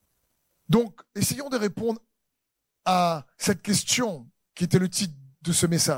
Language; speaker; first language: French; native; French